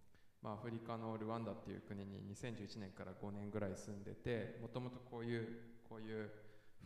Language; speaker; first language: Japanese; native; Japanese